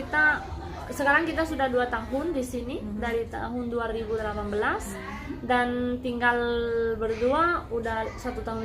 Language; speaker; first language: Indonesian; non-native, fluent; Spanish